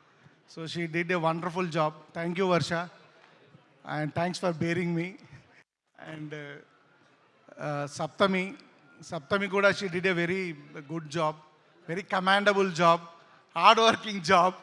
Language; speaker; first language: Telugu; native; Telugu